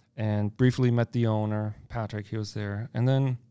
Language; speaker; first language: English; non-native, fluent; German